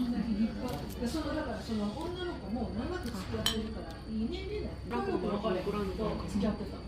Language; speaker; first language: Japanese; native; Japanese